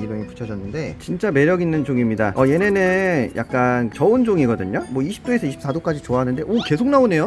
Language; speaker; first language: Korean; native; Korean